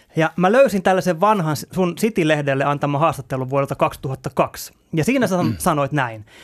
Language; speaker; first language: Finnish; native; Finnish